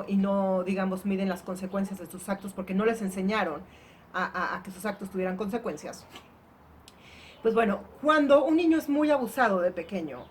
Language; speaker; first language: Spanish; native; Spanish